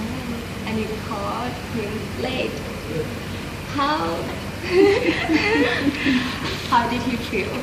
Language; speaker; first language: English; non-native, learner; Thai